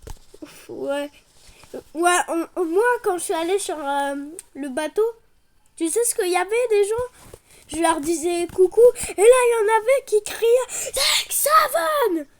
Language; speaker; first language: French; native; French